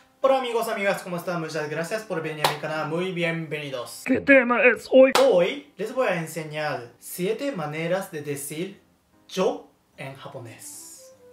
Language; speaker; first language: Spanish; non-native, learner; Japanese